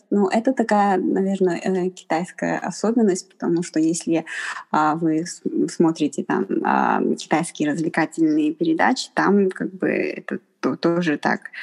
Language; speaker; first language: Russian; non-native, fluent; Chinese